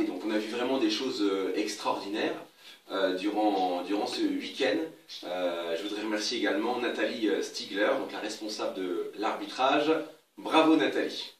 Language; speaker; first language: French; native; French